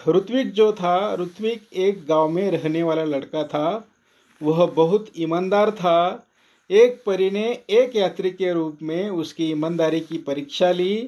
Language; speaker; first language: Hindi; non-native, local second language; Marathi